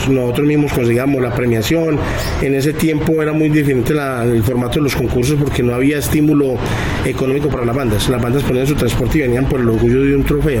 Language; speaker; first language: Spanish; native; Spanish